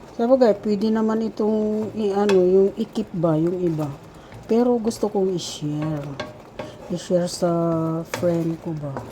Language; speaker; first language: Filipino; non-native, local second language; Iloko